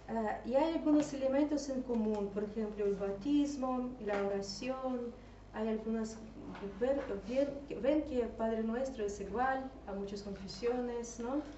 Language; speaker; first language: Spanish; non-native, fluent; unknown